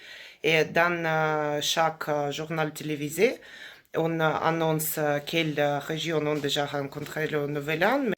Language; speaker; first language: French; non-native, fluent; Russian